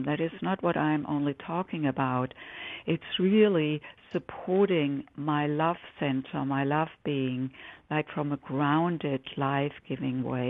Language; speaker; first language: English; non-native, fluent; German